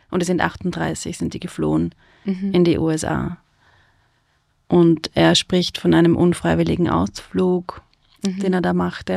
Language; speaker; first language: German; native; German